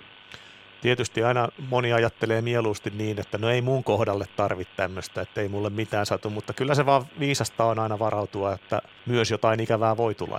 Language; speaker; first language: Finnish; native; Finnish